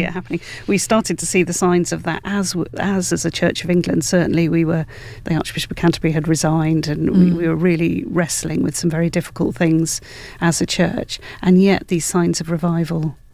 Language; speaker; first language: English; native; English